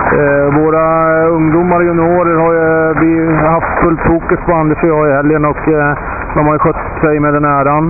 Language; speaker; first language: Swedish; native; Swedish